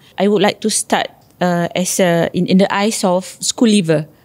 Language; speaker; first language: English; non-native, local second language; Malay